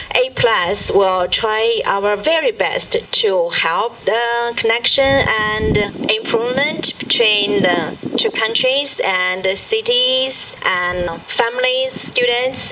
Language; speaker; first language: English; non-native, learner; Chinese